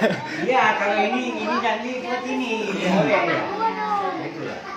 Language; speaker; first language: Indonesian; non-native, learner; Hindi